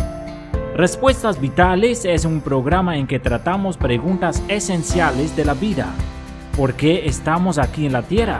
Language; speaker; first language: Spanish; native; Spanish